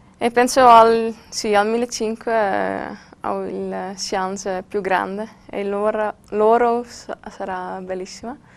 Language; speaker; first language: Italian; non-native, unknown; Dutch